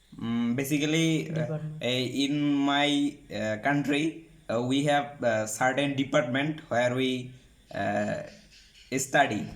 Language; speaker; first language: English; non-native, learner; Bangla